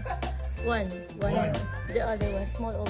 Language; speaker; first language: English; non-native, learner; Japanese